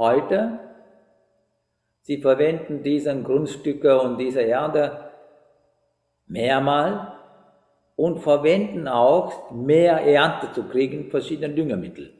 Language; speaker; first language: German; non-native, fluent; Sinhala